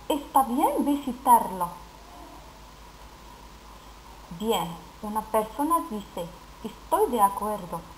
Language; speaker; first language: Spanish; non-native, fluent; Arabic